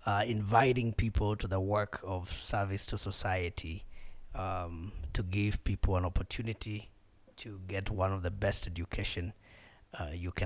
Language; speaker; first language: English; non-native, local second language; Kamba